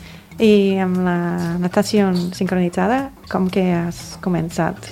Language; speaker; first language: Catalan; non-native, fluent; English